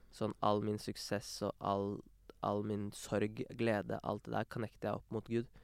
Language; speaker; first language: Norwegian; early bilingual, other home language; Urdu